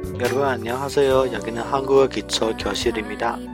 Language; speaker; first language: Korean; non-native, fluent; Chinese